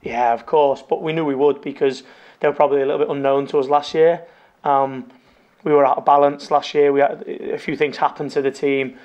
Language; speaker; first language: English; native; English